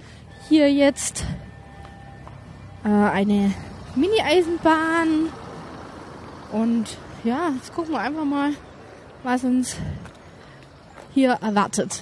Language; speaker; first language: German; native; German